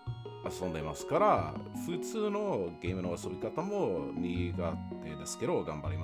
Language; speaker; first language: Japanese; non-native, fluent; English